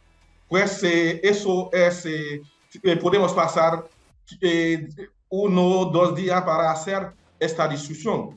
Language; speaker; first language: Spanish; non-native, fluent; Haitian Creole